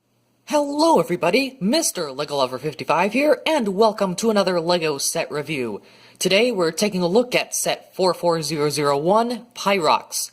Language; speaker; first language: English; native; English